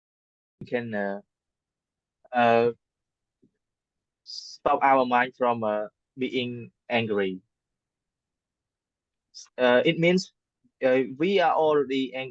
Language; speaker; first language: English; non-native, fluent; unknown